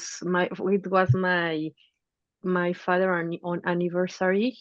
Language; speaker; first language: English; non-native, fluent; Spanish